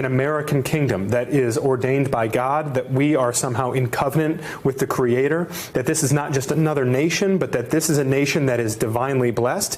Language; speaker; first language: English; native; English